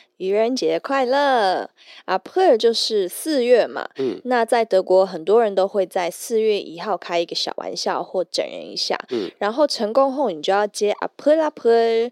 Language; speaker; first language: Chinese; early bilingual, heritage; German